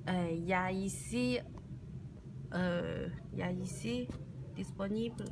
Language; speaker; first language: French; non-native, learner; Chinese